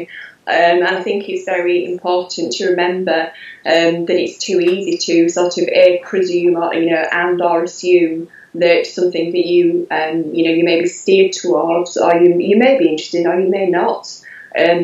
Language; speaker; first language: English; native; English